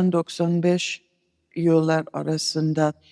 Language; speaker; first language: Turkish; non-native, fluent; English